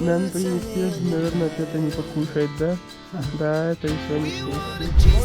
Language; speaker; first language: Russian; non-native, learner; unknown